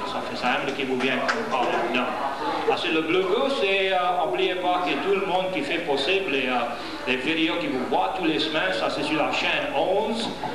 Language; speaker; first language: French; early bilingual, heritage; French